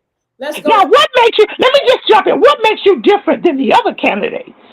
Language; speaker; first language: English; native; English